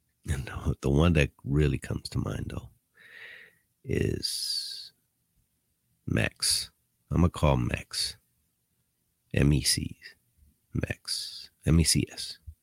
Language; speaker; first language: English; early bilingual, other home language; Spanish